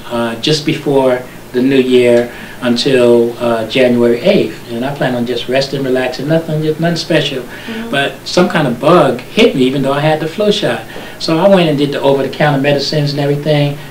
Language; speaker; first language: English; native; English